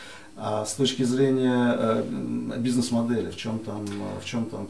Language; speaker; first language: Russian; native; Russian